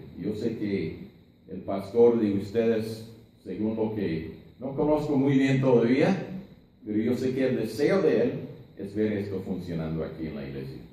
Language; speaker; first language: Spanish; non-native, fluent; English